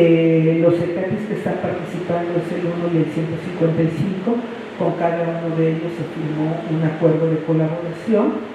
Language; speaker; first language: Spanish; native; Spanish